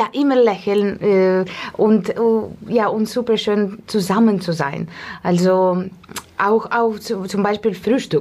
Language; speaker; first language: German; non-native, learner; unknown